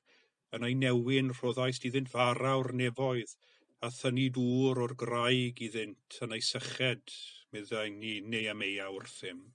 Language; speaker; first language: Welsh; native; Welsh